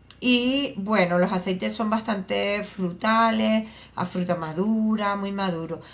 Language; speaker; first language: Spanish; native; Spanish